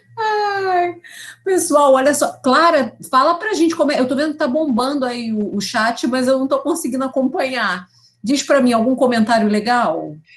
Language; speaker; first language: Portuguese; native; Portuguese